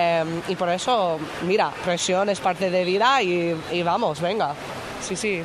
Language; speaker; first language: Spanish; non-native, fluent; English